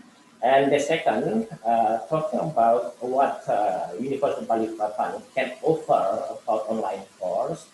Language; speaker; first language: English; non-native, learner; Indonesian